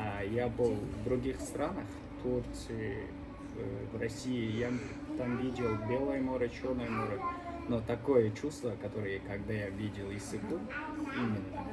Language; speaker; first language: Russian; non-native, local second language; Kyrgyz